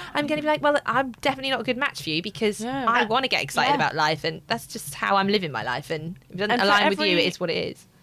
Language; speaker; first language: English; native; English